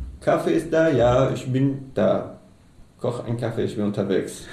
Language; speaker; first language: German; non-native, learner; Arabic